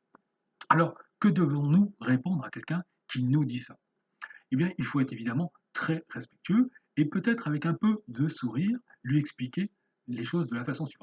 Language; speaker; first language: French; native; French